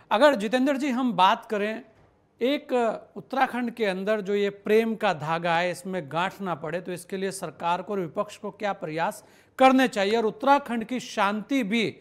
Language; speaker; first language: Hindi; native; Hindi